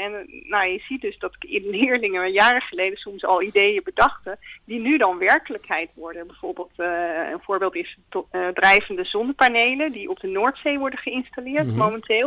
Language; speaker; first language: Dutch; native; Dutch